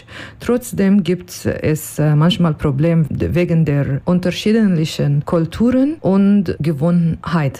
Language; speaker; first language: German; non-native, learner; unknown